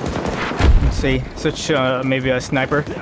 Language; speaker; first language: English; native; English